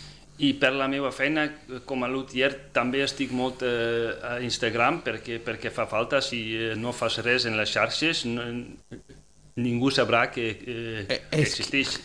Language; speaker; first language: Catalan; non-native, fluent; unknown